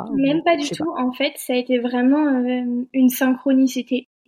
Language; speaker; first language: French; native; French